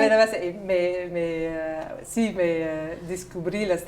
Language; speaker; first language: Spanish; non-native, learner; English